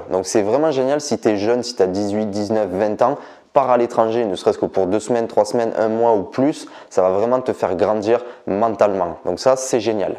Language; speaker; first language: French; native; French